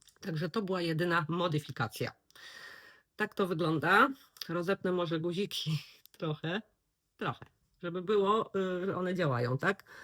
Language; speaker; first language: Polish; native; Polish